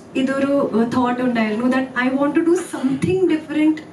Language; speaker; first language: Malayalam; early bilingual, heritage; Malayalam